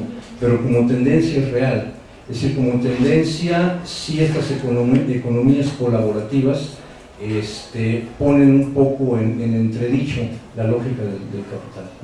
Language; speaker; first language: Spanish; native; Spanish